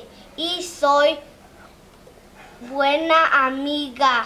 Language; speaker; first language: Spanish; non-native, learner; English